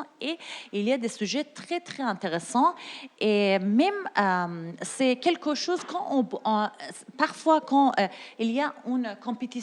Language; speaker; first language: French; non-native, learner; Persian